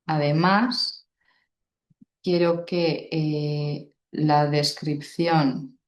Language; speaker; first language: Spanish; non-native, local second language; Basque